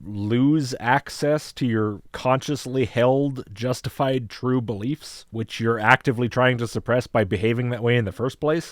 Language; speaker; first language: English; native; English